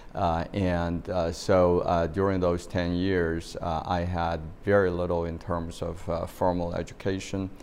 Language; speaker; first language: English; non-native, fluent; Chinese